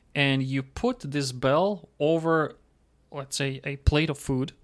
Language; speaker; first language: English; non-native, fluent; Croatian